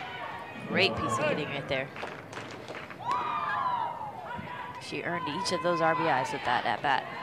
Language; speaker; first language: English; native; English